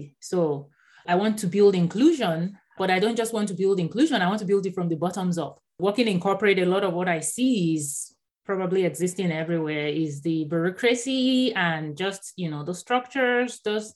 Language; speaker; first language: English; non-native, local second language; Yoruba